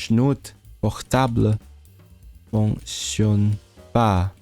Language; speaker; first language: French; non-native, learner; Cantonese